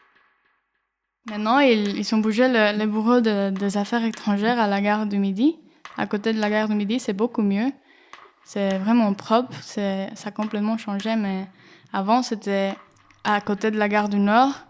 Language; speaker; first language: French; non-native, learner; Spanish